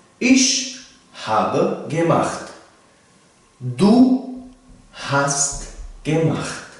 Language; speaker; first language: German; non-native, fluent; Tajik